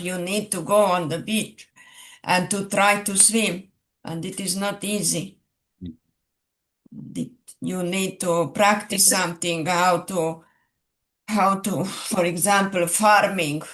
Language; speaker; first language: English; non-native, fluent; Serbian